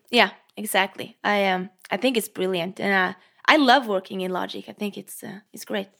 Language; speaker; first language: English; non-native, fluent; Norwegian